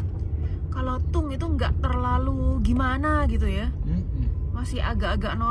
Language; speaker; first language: Indonesian; native; Indonesian